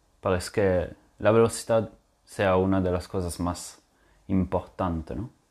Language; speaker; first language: Spanish; non-native, fluent; French